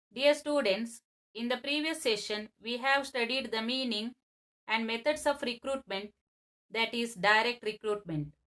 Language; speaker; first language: English; non-native, local second language; Kannada